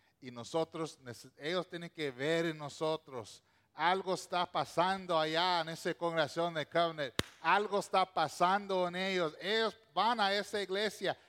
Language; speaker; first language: Spanish; non-native, local second language; English